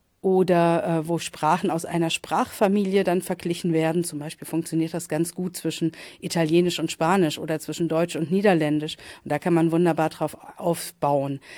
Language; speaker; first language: German; native; German